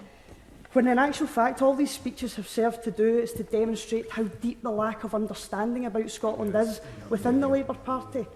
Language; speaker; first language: English; native; English